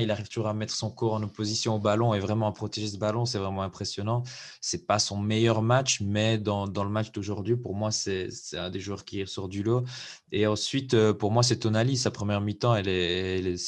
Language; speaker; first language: French; native; French